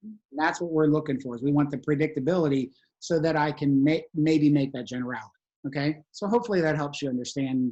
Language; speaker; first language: English; native; English